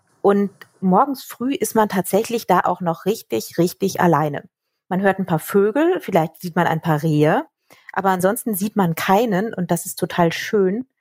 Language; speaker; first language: German; native; German